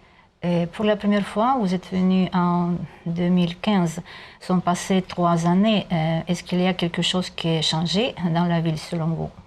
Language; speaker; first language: French; non-native, learner; Russian